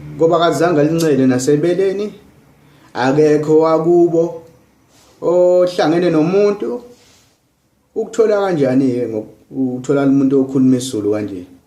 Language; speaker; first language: Zulu; non-native, local second language; English